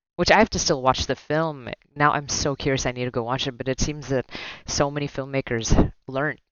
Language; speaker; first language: English; non-native, local second language; Filipino